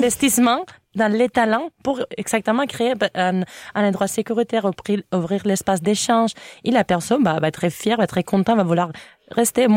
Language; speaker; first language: French; non-native, fluent; Spanish